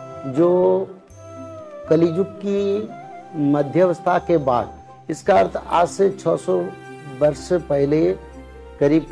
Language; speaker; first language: Hindi; non-native, local second language; Telugu